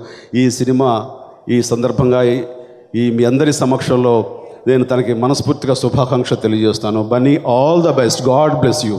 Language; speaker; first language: Telugu; native; Telugu